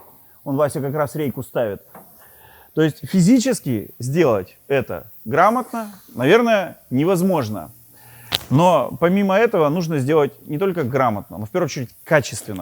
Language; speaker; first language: Russian; native; Russian